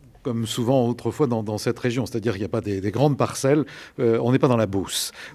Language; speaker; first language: French; native; French